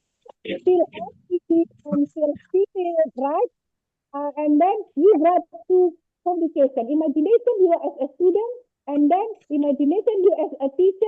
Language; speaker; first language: English; non-native, learner; Indonesian